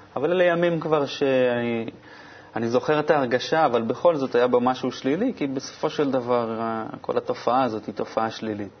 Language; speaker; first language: Hebrew; native; Hebrew